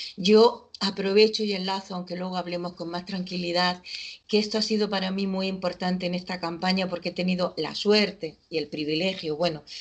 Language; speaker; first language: Spanish; native; Spanish